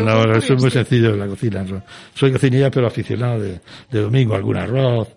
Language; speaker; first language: Spanish; native; Spanish